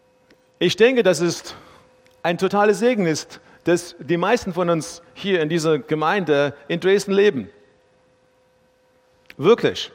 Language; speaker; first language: German; non-native, fluent; English